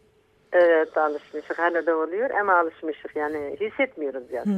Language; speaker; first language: Turkish; non-native, local second language; Kurdish